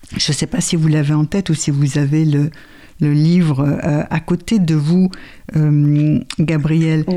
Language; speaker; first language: French; native; French